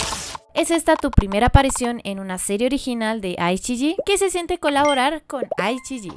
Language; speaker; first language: Spanish; native; Spanish